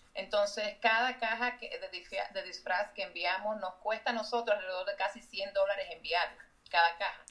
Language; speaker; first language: Spanish; native; Spanish